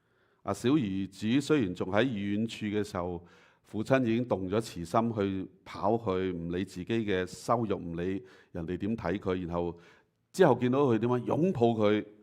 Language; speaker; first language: Chinese; native; Chinese